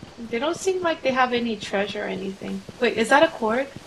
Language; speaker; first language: English; non-native, fluent; Korean